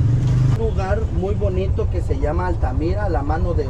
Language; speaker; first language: Spanish; native; Spanish